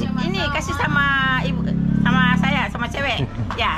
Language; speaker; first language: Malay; non-native, local second language; Minangkabau